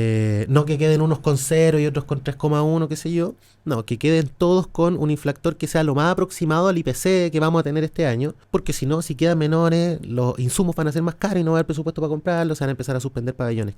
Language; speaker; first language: Spanish; native; Spanish